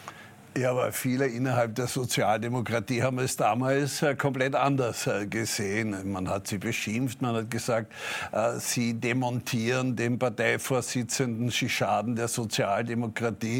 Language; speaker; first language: German; native; German